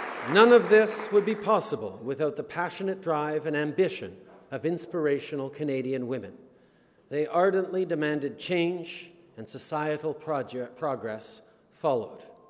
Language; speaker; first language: English; early bilingual, other home language; French